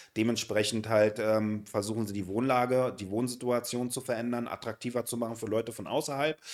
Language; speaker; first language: German; native; German